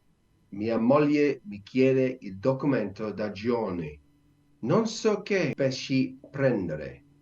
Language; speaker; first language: Italian; non-native, learner; English